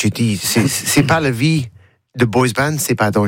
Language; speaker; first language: French; non-native, learner; English